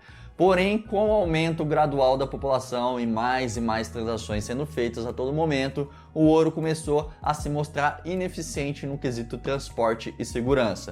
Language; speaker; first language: Portuguese; native; Portuguese